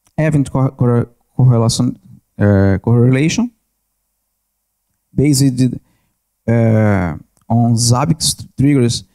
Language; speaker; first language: English; non-native, learner; Portuguese